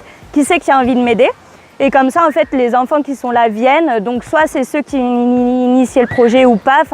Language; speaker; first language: French; native; French